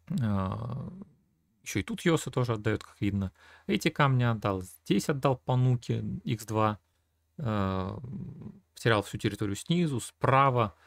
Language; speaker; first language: Russian; native; Russian